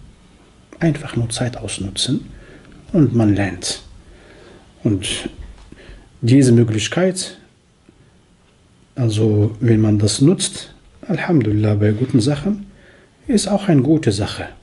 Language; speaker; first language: German; non-native, fluent; Arabic